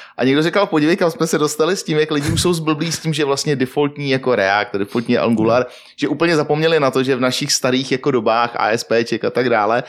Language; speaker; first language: Czech; native; Czech